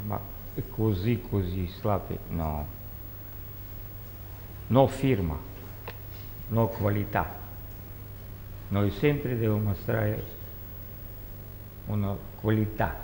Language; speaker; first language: Italian; non-native, learner; Russian